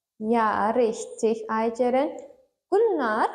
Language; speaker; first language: German; non-native, learner; Turkmen